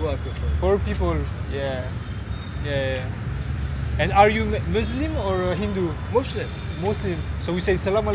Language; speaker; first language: English; non-native, learner; French